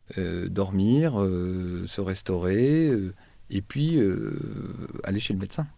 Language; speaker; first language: French; native; French